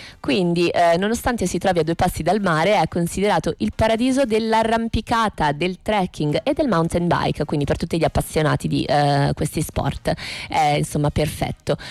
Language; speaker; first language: Italian; native; Italian